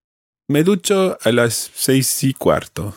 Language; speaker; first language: Spanish; non-native, fluent; English